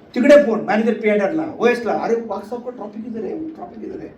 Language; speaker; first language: Hindi; non-native, local second language; Marathi